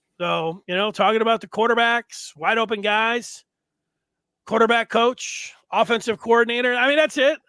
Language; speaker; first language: English; native; English